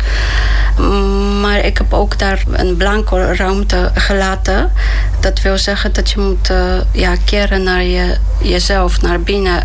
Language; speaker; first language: Dutch; non-native, fluent; Polish